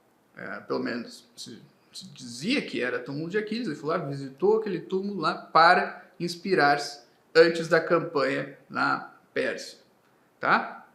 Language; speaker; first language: Portuguese; native; Portuguese